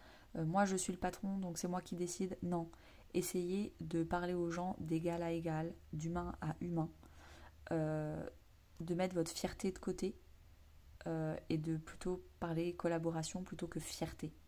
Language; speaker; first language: French; native; French